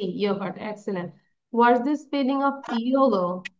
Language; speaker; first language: English; non-native, learner; Bangla